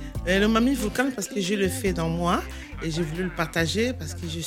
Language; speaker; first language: French; non-native, local second language; Lingala